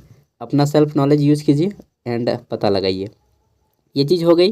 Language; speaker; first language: Hindi; native; Hindi